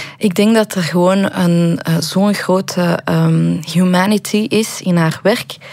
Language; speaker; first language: Dutch; early bilingual, other home language; Persian